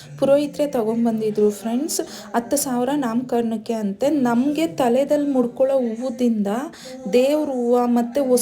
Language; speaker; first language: Kannada; non-native, local second language; Telugu